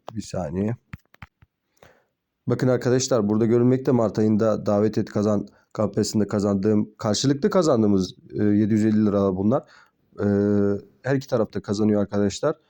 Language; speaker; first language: Turkish; native; Turkish